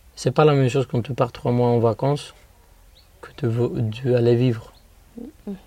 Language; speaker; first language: French; non-native, fluent; Spanish